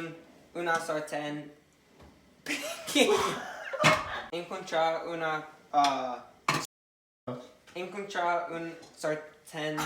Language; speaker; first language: Spanish; non-native, learner; English